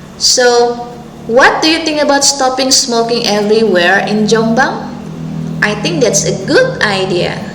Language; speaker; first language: English; non-native, local second language; Indonesian